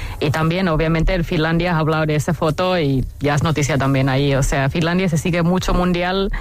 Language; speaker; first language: Spanish; non-native, fluent; Finnish